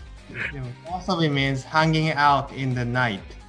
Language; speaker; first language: English; non-native, fluent; Japanese